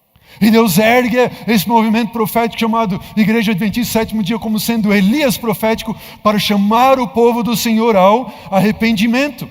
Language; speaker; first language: Portuguese; native; Portuguese